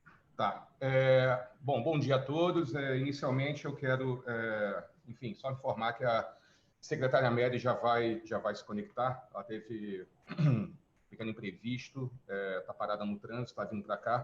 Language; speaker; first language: Portuguese; native; Portuguese